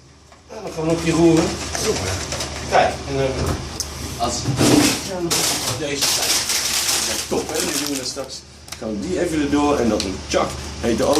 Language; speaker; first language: Dutch; native; Dutch